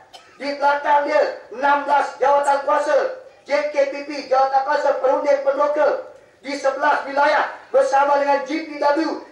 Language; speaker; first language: Malay; native; Malay